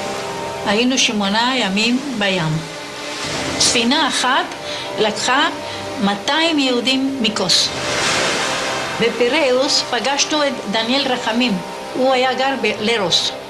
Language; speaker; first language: Hebrew; non-native, fluent; Ladino